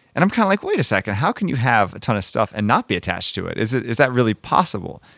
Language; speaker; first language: English; native; English